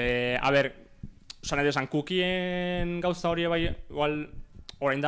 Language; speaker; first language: Basque; native; Basque